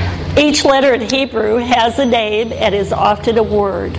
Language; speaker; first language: English; native; English